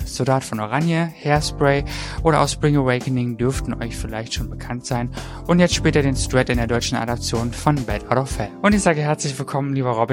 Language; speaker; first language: German; native; German